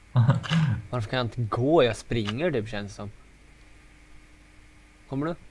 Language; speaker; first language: Swedish; native; Swedish